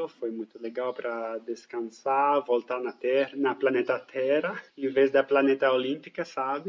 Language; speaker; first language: Portuguese; non-native, fluent; French